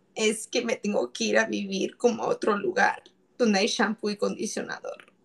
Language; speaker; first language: Spanish; early bilingual, other home language; English